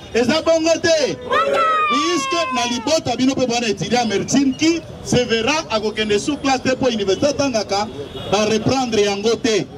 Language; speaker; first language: Lingala; native; Lingala